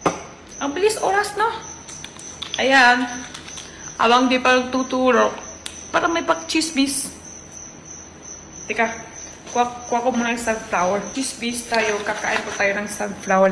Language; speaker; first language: Filipino; non-native, learner; Chinese